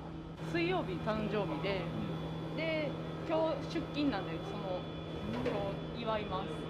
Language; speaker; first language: Japanese; native; Japanese